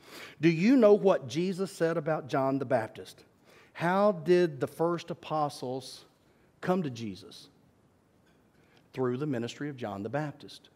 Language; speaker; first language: English; native; English